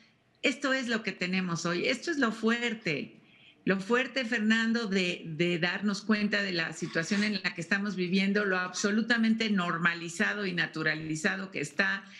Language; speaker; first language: Spanish; native; Spanish